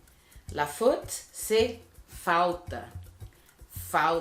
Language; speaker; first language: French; non-native, fluent; Portuguese